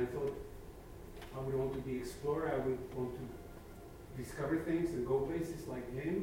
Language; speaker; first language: English; non-native, fluent; Czech